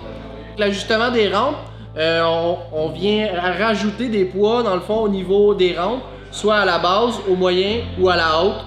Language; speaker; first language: French; native; French